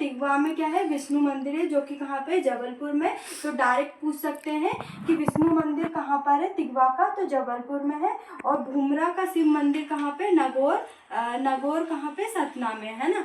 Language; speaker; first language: Hindi; native; Hindi